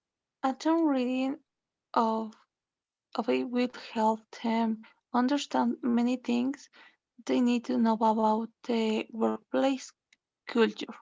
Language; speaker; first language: English; non-native, learner; Spanish